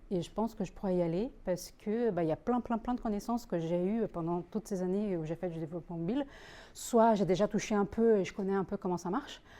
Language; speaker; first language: French; non-native, fluent; Portuguese